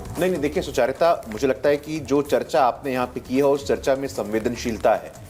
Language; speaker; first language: Hindi; native; Hindi